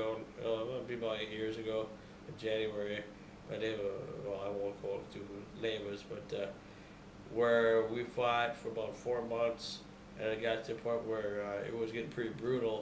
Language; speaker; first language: English; native; English